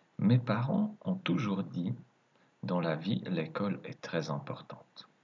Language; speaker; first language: French; native; French